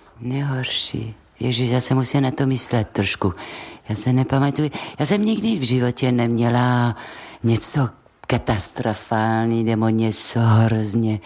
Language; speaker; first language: Czech; non-native, fluent; French